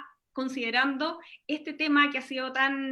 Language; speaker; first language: Spanish; native; Spanish